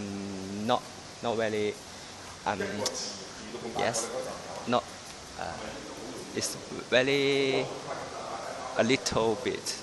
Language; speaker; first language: English; non-native, learner; Chinese